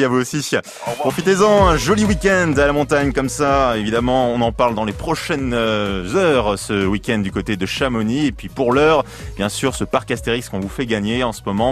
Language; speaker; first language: French; native; French